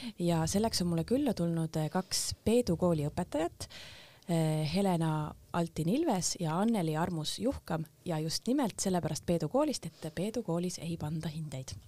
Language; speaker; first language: Estonian; native; Estonian